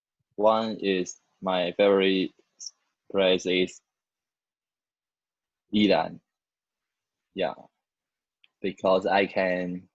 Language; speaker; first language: English; non-native, learner; Chinese